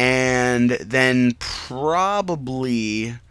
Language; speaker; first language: English; native; English